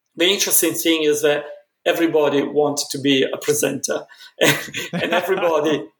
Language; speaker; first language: English; non-native, fluent; Italian